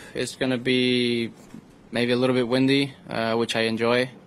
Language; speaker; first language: English; non-native, fluent; Spanish